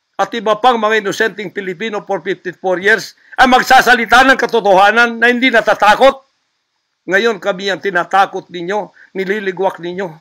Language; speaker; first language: Filipino; non-native, local second language; Cebuano